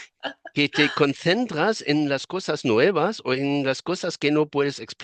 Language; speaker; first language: Spanish; non-native, fluent; German